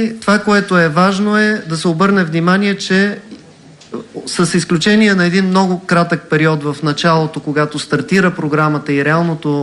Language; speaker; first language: Bulgarian; native; Bulgarian